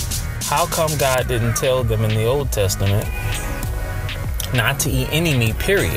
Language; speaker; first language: English; native; English